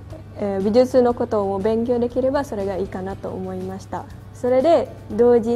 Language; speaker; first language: Japanese; non-native, fluent; Indonesian